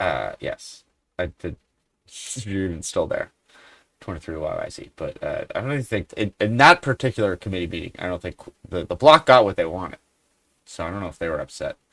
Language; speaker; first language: English; native; English